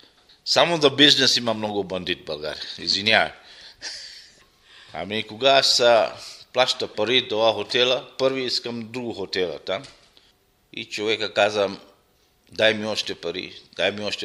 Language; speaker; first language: Bulgarian; non-native, local second language; Arabic